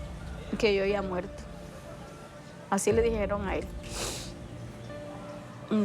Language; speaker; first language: Spanish; native; Spanish